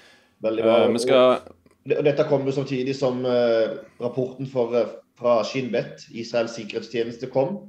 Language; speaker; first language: Norwegian; native; Norwegian